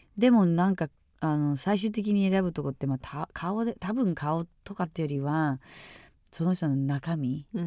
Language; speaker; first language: Japanese; native; Japanese